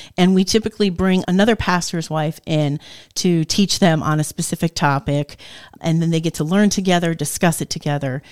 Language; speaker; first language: English; native; English